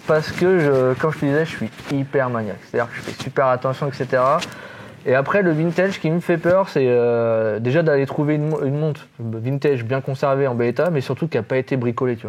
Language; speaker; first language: French; native; French